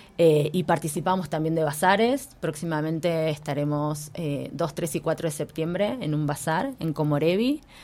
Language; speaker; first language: Spanish; native; Spanish